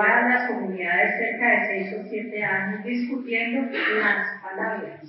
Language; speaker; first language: Spanish; native; Spanish